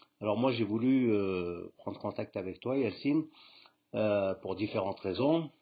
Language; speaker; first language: French; native; French